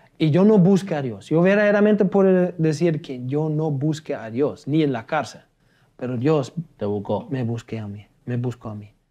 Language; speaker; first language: Spanish; non-native, fluent; German